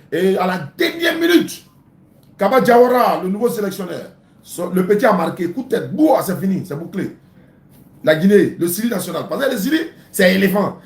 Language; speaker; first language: French; non-native, local second language; Dyula